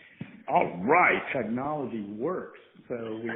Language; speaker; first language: English; native; English